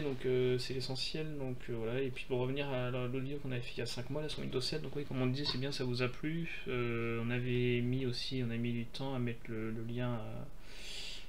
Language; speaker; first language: French; native; French